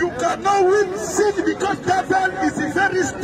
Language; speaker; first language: English; non-native, learner; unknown